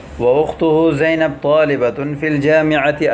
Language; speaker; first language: Arabic; non-native, fluent; Urdu